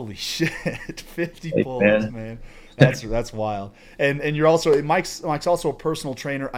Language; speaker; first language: English; native; English